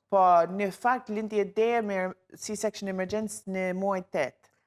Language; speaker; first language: Albanian; non-native, learner; English